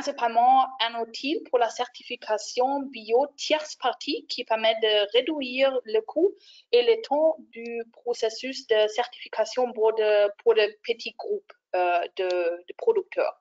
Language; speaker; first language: French; non-native, fluent; German